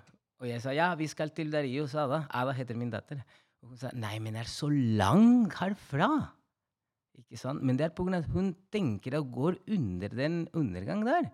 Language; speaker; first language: Norwegian; non-native, fluent; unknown